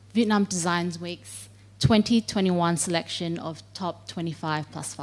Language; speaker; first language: English; native; English